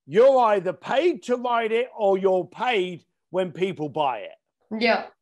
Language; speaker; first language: English; native; English